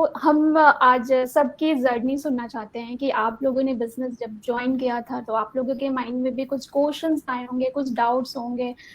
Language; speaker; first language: Hindi; native; Hindi